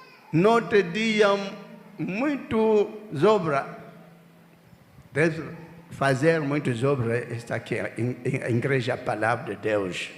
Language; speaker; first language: Portuguese; non-native, learner; Lingala